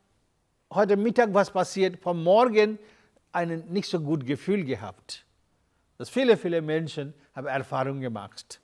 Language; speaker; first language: German; non-native, learner; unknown